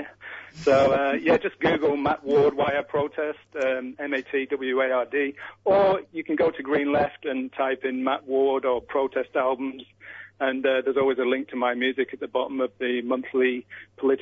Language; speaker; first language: English; native; English